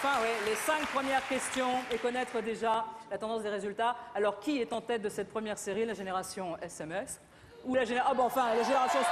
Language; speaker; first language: French; native; French